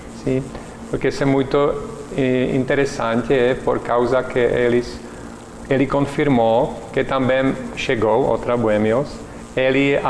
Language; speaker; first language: Portuguese; non-native, learner; Czech